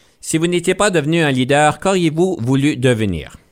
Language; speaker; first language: French; native; French